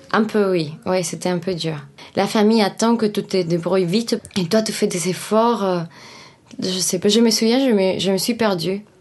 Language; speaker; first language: French; non-native, learner; Spanish